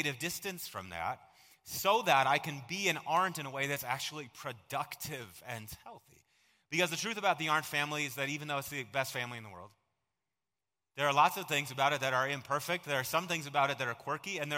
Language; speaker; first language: English; native; English